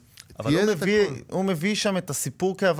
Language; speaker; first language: Hebrew; native; Hebrew